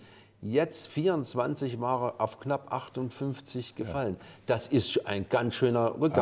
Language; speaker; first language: German; native; German